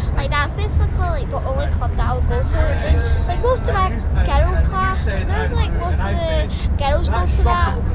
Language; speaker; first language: English; native; English